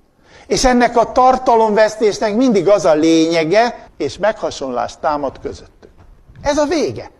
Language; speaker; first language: Hungarian; native; Hungarian